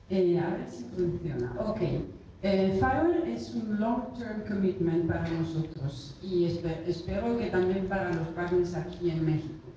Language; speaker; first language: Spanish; non-native, fluent; Italian